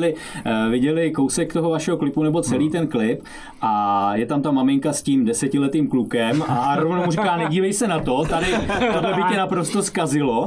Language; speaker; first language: Czech; native; Czech